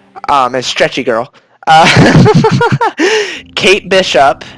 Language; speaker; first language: English; native; English